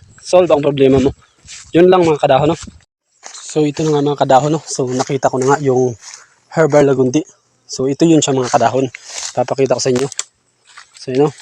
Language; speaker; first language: Filipino; non-native, local second language; Masbatenyo